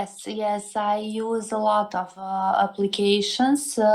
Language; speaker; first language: English; non-native, learner; Serbian